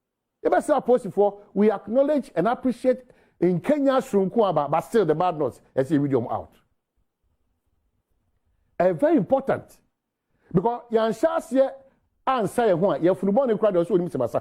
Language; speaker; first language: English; non-native, local second language; Akan